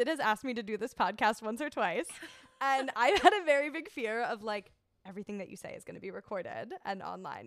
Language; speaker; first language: English; native; English